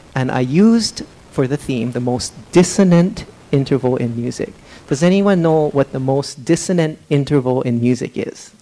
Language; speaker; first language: English; native; English